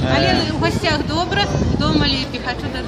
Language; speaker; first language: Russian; non-native, local second language; Belarusian